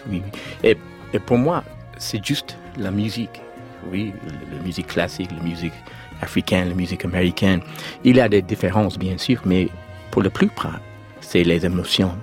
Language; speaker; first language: French; non-native, learner; English